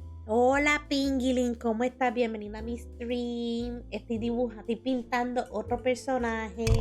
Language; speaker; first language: Spanish; early bilingual, heritage; Spanish